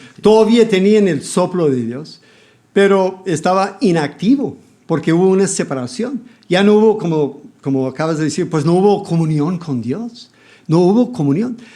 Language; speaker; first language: Spanish; non-native, fluent; English